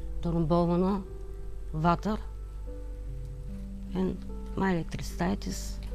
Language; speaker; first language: Dutch; non-native, learner; Bulgarian